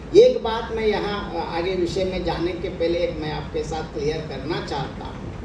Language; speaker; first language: Hindi; non-native, local second language; Telugu